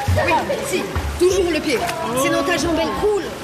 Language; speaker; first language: French; native; French